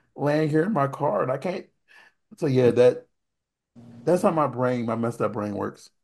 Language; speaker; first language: English; native; English